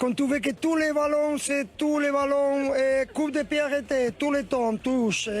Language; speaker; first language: French; non-native, learner; Spanish